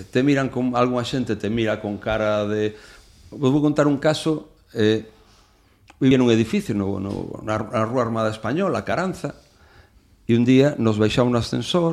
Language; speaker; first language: Galician; non-native, local second language; Spanish